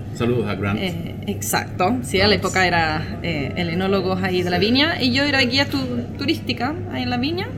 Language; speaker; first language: Spanish; non-native, fluent; French